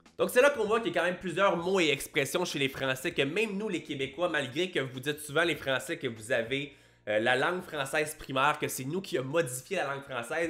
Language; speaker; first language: French; native; French